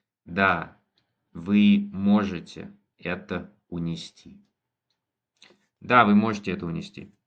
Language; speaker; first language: Russian; non-native, fluent; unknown